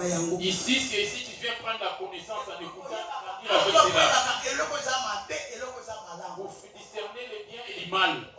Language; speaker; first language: French; non-native, local second language; Lingala